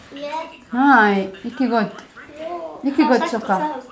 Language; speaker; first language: English; non-native, fluent; Arabic